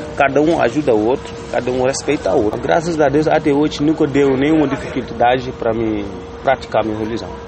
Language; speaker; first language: Portuguese; non-native, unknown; Wolof